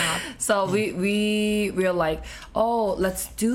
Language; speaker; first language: English; non-native, fluent; Korean